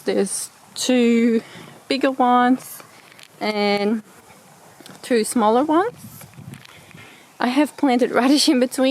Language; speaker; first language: English; non-native, fluent; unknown